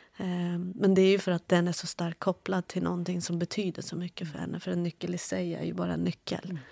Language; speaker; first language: Swedish; early bilingual, other home language; Kurdish